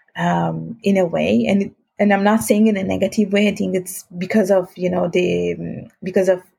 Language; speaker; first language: English; non-native, fluent; Italian